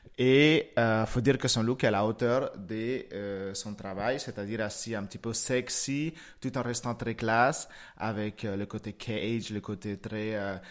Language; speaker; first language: French; non-native, fluent; Spanish